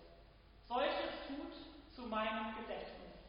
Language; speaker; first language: German; native; German